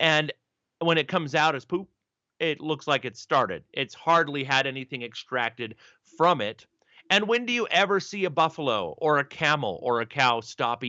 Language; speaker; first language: English; native; English